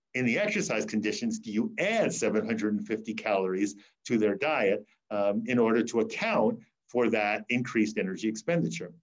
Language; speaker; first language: English; native; English